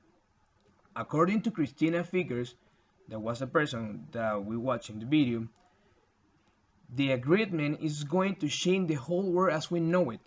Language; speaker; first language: English; non-native, learner; Spanish